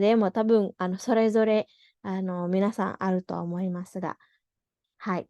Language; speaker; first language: Japanese; non-native, fluent; Indonesian